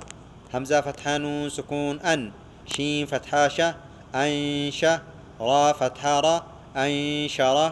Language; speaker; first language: Arabic; non-native, fluent; Oromo